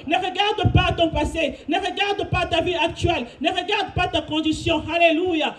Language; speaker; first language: French; non-native, local second language; Lingala